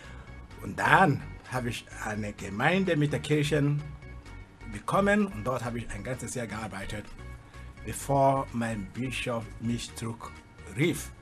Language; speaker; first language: German; non-native, fluent; Igbo